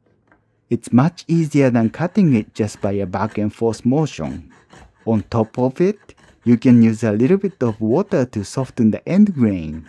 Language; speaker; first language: English; non-native, fluent; Japanese